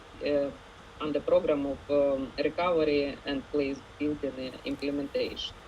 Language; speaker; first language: English; non-native, fluent; Ukrainian